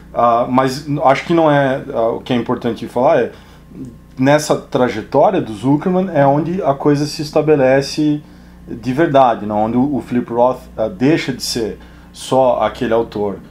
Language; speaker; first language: Portuguese; native; Portuguese